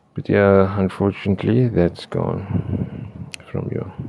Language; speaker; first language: English; non-native, local second language; Afrikaans